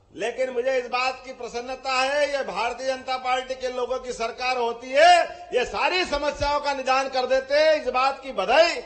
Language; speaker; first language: Hindi; native; Hindi